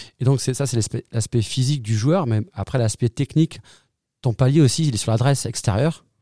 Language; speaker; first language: French; native; French